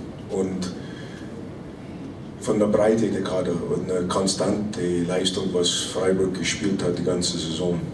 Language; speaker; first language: German; non-native, fluent; English